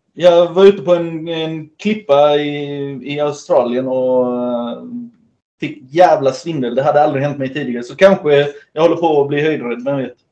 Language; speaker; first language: Swedish; early bilingual, other home language; Spanish